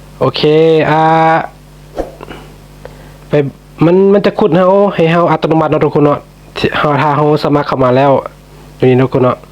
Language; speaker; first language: Thai; non-native, local second language; Lao